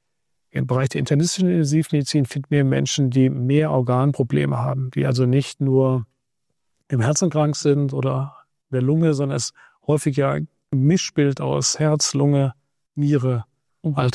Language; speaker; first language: German; native; German